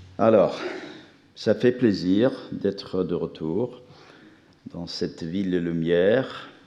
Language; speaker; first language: French; non-native, fluent; English